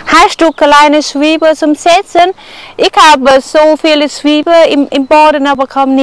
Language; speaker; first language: German; non-native, learner; Vietnamese